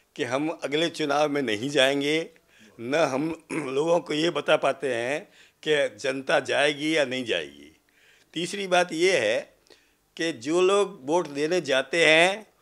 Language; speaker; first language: Hindi; native; Hindi